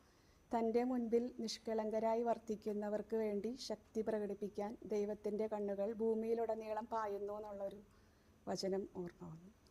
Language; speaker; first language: Malayalam; native; Malayalam